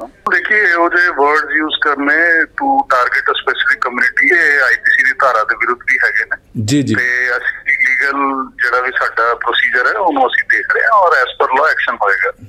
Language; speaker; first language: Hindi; non-native, local second language; Punjabi